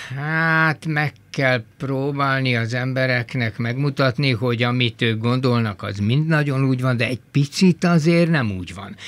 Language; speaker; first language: Hungarian; native; Hungarian